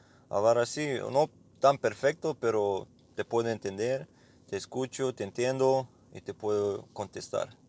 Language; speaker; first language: Spanish; non-native, learner; English